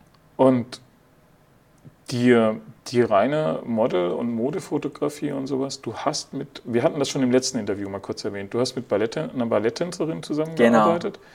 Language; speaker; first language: German; native; German